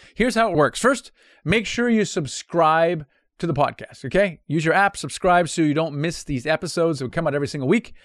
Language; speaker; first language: English; non-native, fluent; German